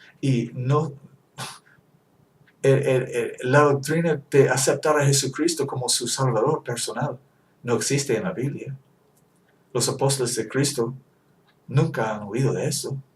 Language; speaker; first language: Spanish; non-native, fluent; English